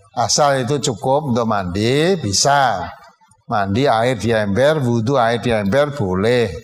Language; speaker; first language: Indonesian; non-native, local second language; Javanese